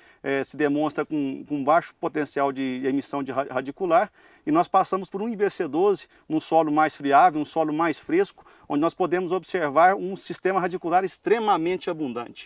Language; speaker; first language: Portuguese; native; Portuguese